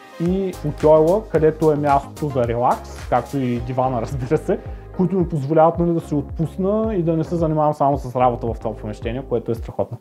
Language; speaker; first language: Bulgarian; native; Bulgarian